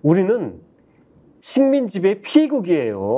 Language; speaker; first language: Korean; native; Korean